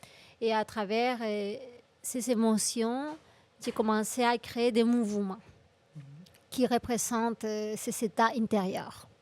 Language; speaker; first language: French; non-native, fluent; Spanish